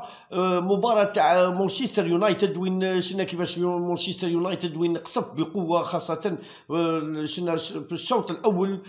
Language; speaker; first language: Arabic; native; Arabic